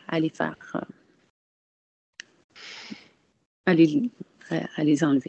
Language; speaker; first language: French; native; French